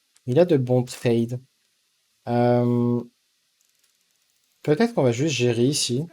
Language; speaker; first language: French; native; French